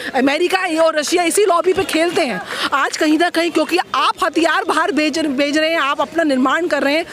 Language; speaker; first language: Hindi; native; Hindi